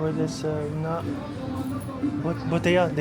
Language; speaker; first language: Spanish; non-native, learner; French